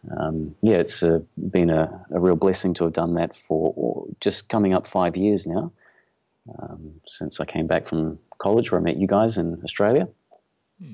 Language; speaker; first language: English; native; English